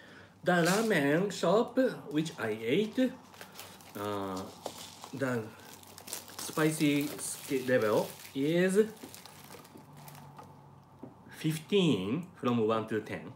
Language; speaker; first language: English; non-native, learner; Japanese